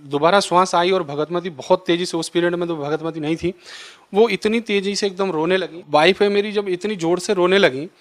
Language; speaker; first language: Hindi; native; Hindi